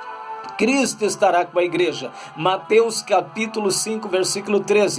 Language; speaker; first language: Portuguese; native; Portuguese